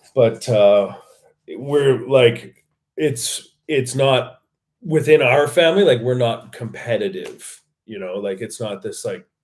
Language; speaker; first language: English; native; English